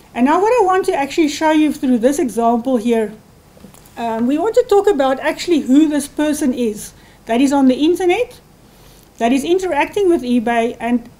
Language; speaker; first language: English; non-native, local second language; Afrikaans